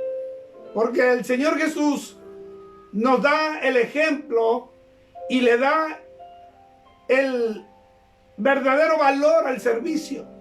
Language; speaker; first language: Spanish; native; Spanish